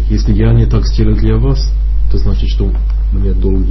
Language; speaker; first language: Russian; non-native, fluent; English